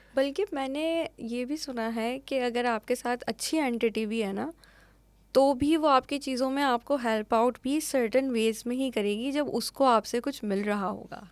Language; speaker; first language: Urdu; native; Urdu